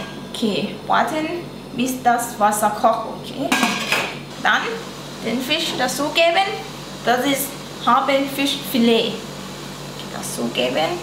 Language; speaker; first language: German; non-native, learner; Thai